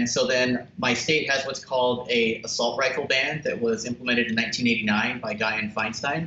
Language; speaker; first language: English; native; English